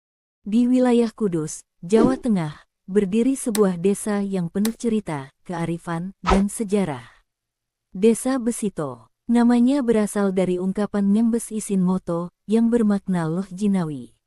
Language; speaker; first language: Indonesian; native; Indonesian